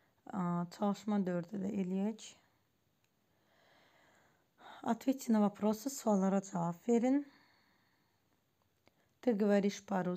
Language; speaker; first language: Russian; non-native, fluent; Azerbaijani